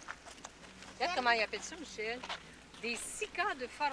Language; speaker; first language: French; native; French